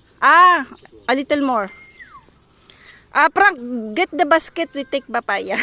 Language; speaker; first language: English; non-native, local second language; Filipino